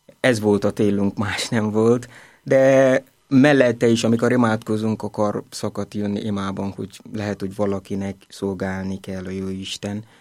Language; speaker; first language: Hungarian; non-native, learner; Igbo